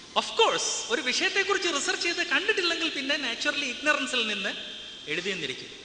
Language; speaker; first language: Malayalam; non-native, learner; Hindi